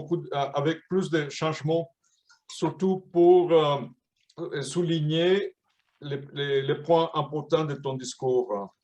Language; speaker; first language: French; non-native, fluent; Spanish